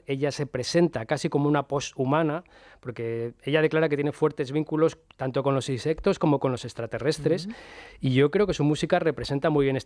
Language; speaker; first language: Spanish; native; Spanish